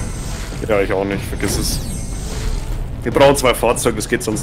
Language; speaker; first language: German; native; German